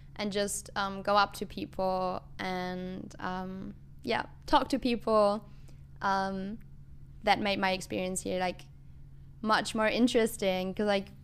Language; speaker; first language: English; non-native, fluent; German